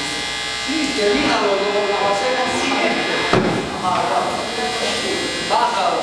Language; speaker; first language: Spanish; non-native, learner; German